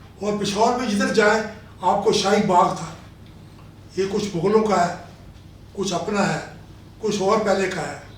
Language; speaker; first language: Urdu; non-native, local second language; Northern Hindko